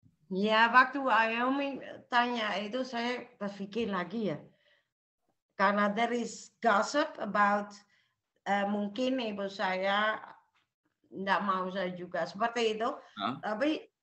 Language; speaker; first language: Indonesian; non-native, local second language; Javanese